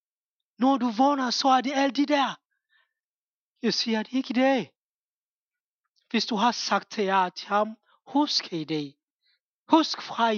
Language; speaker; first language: Danish; non-native, fluent; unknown